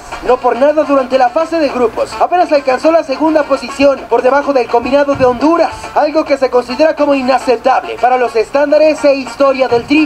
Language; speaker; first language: Spanish; native; Spanish